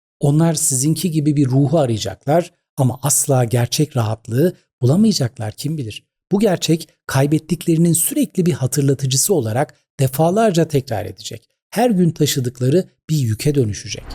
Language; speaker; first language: Turkish; native; Turkish